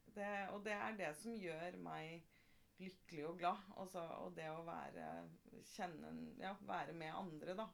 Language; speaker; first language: Norwegian; native; Norwegian